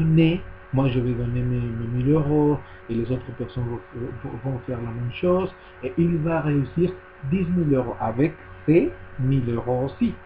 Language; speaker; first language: French; non-native, learner; Spanish